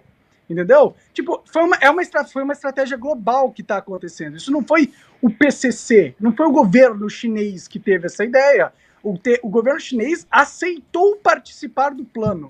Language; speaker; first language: Portuguese; native; Portuguese